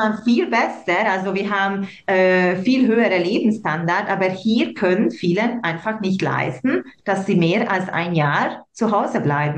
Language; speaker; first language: German; non-native, local second language; Hungarian